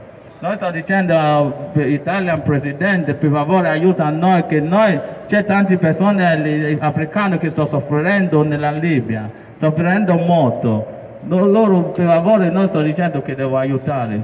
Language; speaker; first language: Italian; non-native, learner; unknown